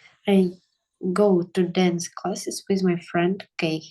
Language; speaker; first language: English; non-native, learner; Russian